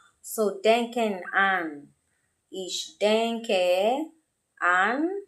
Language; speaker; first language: German; non-native, learner; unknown